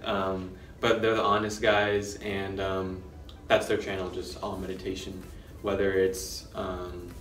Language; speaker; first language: English; native; English